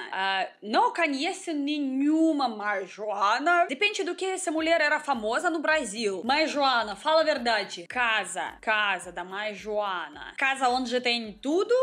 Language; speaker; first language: Portuguese; non-native, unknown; Russian